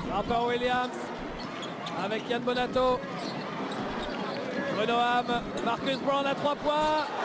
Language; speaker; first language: French; native; French